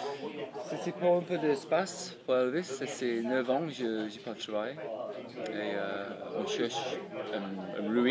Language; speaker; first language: French; non-native, fluent; English